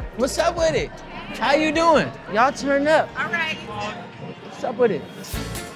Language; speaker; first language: English; native; English